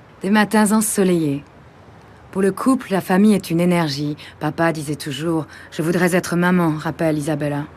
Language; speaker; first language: French; native; French